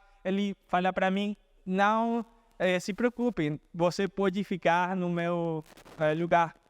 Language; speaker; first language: Portuguese; non-native, fluent; Spanish